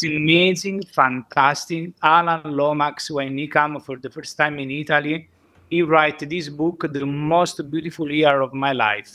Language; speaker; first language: English; non-native, learner; Italian